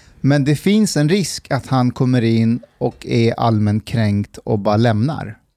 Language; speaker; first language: Swedish; early bilingual, other home language; Persian